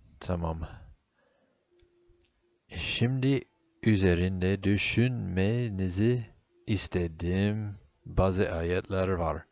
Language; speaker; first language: Turkish; non-native, fluent; English